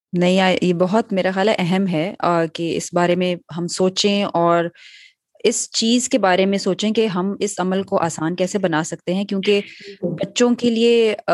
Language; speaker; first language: Urdu; native; Urdu